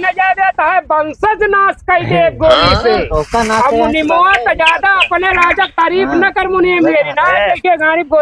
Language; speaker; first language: Hindi; non-native, local second language; Awadhi